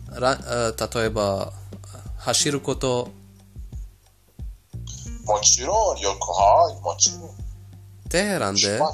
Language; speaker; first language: Japanese; non-native, fluent; Persian